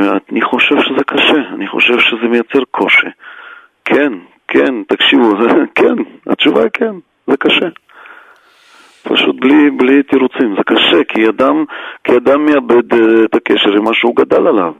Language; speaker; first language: Hebrew; non-native, fluent; Russian